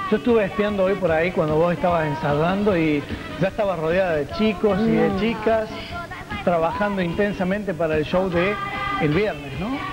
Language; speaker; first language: Spanish; native; Spanish